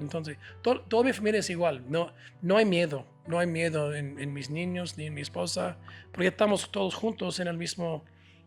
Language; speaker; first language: Spanish; non-native, fluent; English